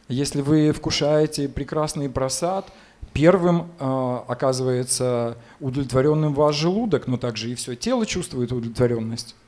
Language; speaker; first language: Russian; native; Russian